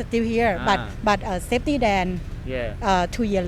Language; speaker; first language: English; non-native, learner; Thai